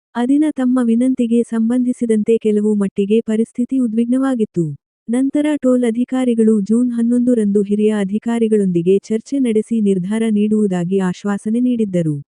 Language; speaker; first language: Kannada; non-native, local second language; Marathi